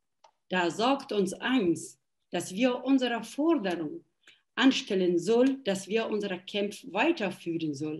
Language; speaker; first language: German; non-native, fluent; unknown